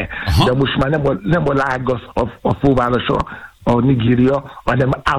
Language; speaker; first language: Hungarian; non-native, fluent; Yoruba